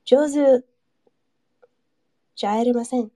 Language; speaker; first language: Japanese; non-native, learner; English